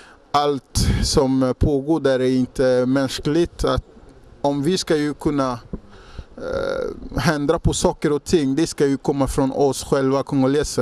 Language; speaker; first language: Swedish; non-native, fluent; Lingala